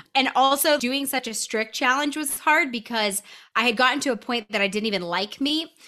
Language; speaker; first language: English; native; English